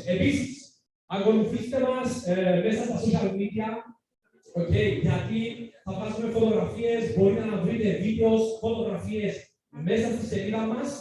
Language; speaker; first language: Greek; native; Greek